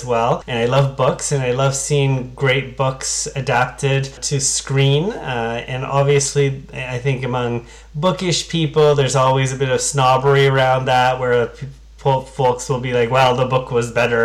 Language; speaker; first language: English; native; English